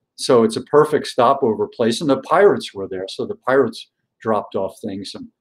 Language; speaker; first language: English; native; English